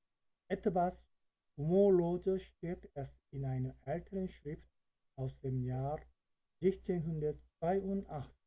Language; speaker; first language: German; non-native, fluent; Korean